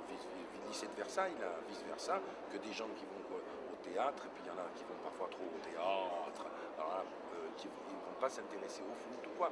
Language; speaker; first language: French; native; French